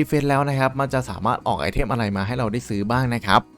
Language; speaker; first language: Thai; native; Thai